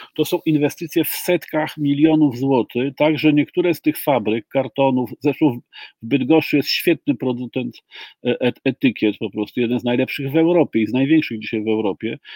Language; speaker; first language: Polish; native; Polish